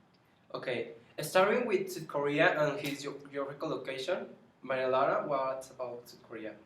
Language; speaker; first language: English; non-native, learner; Spanish